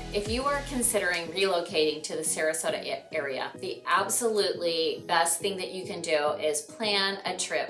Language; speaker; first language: English; native; English